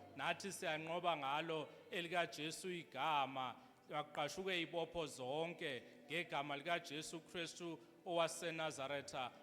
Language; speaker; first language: Zulu; native; Zulu